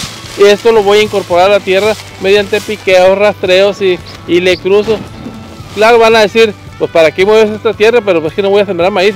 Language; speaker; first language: Spanish; native; Spanish